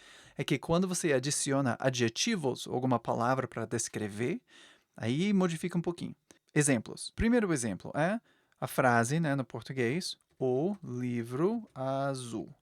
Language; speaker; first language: Portuguese; non-native, fluent; English